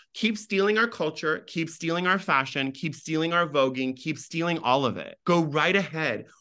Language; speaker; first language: English; early bilingual, other home language; Persian